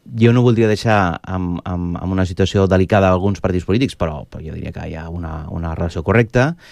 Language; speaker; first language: Catalan; non-native, local second language; Spanish